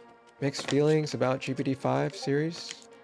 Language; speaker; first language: English; native; English